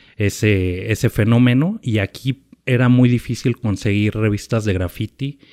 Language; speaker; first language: Spanish; native; Spanish